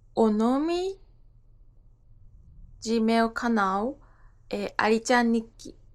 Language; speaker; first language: Portuguese; non-native, learner; Japanese